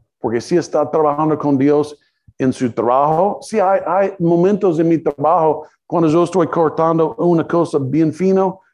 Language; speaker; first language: Spanish; non-native, learner; English